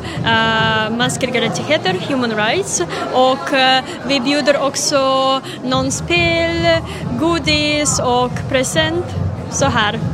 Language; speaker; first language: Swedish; non-native, fluent; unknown